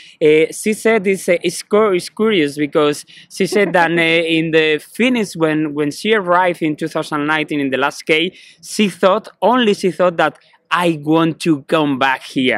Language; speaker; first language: English; non-native, fluent; Spanish